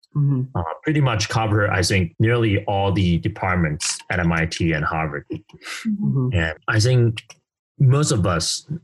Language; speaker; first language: English; non-native, fluent; Chinese